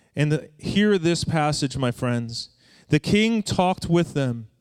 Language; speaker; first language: English; native; English